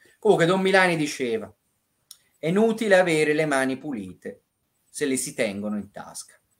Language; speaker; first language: Italian; native; Italian